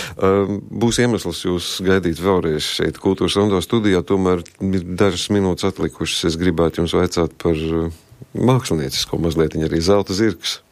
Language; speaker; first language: Latvian; native; Latvian